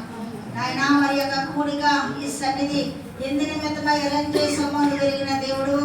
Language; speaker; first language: Telugu; native; Telugu